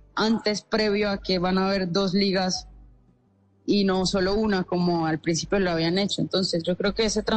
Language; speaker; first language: Spanish; native; Spanish